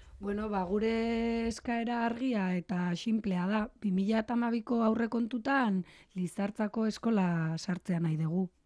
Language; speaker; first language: Basque; native; Basque